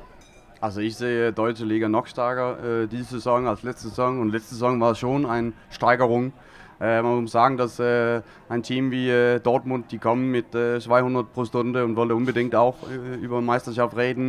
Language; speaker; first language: German; non-native, fluent; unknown